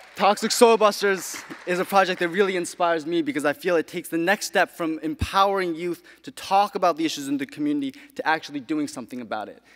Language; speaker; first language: English; native; English